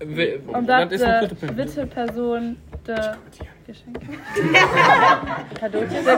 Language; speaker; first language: Dutch; non-native, learner; German